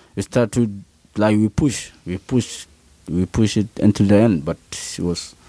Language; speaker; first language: English; non-native, learner; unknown